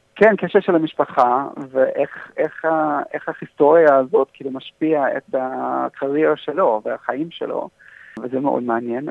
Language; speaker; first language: Hebrew; non-native, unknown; English